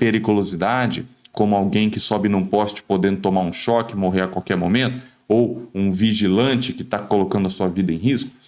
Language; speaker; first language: Portuguese; native; Portuguese